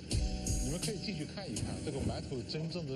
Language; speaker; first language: Chinese; native; Chinese